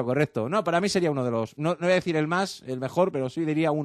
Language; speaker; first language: Spanish; native; Spanish